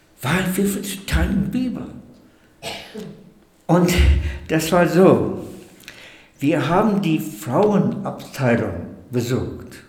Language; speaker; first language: German; non-native, fluent; English